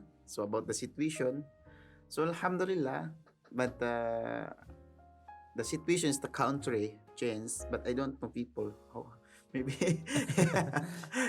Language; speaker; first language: English; non-native, learner; Filipino